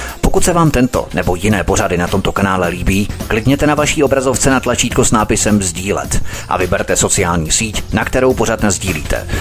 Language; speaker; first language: Czech; native; Czech